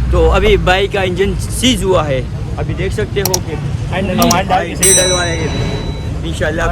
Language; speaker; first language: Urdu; non-native, local second language; Pashto